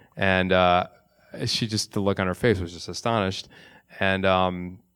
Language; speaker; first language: English; native; English